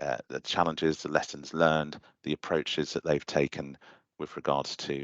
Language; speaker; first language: English; native; English